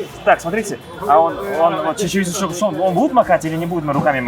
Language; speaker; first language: Russian; non-native, local second language; Kazakh